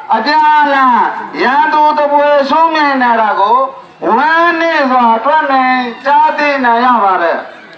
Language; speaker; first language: Burmese; non-native, local second language; Rohingya